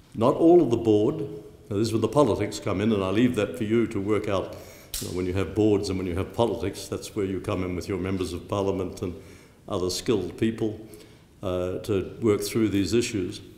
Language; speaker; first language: English; native; English